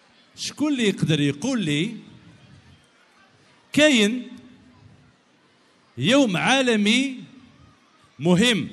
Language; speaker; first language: Arabic; native; Arabic